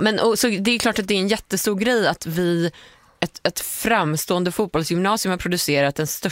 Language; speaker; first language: Swedish; native; Swedish